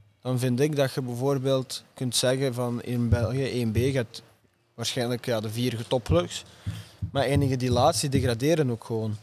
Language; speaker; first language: Dutch; native; Dutch